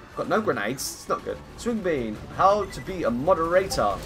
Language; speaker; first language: English; native; English